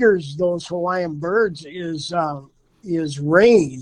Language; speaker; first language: English; native; English